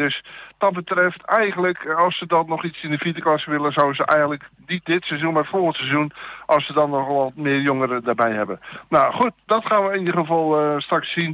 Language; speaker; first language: Dutch; native; Dutch